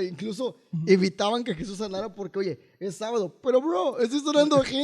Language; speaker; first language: Spanish; native; Spanish